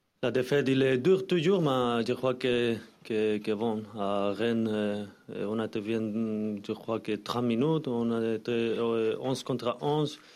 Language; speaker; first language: French; non-native, learner; Spanish